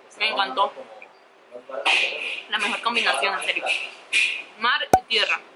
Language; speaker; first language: Spanish; native; Spanish